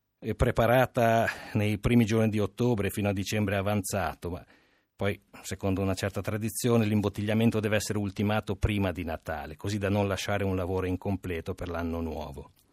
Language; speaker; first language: Italian; non-native, fluent; Romanian